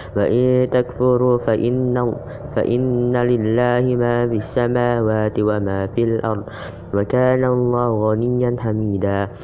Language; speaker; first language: Arabic; non-native, learner; Indonesian